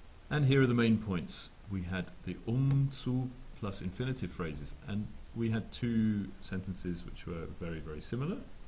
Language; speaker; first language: English; native; English